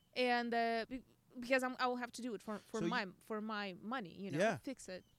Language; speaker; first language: English; non-native, fluent; Russian